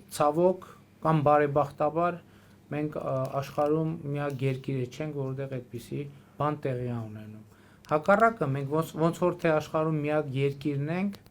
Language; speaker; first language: Armenian; native; Armenian